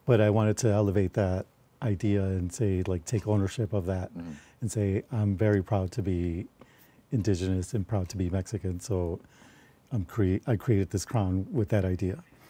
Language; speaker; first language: English; early bilingual, other home language; Spanish